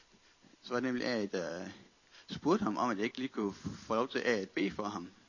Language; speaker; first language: Danish; native; Danish